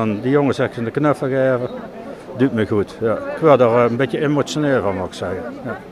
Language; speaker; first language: Dutch; native; Dutch